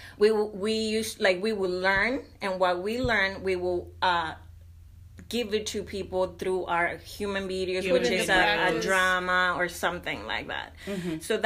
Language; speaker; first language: English; non-native, fluent; Spanish